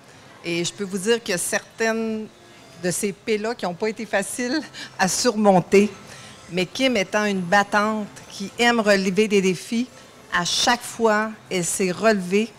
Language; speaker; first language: French; native; French